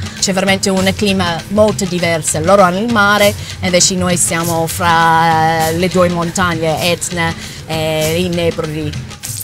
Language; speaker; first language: Italian; non-native, fluent; English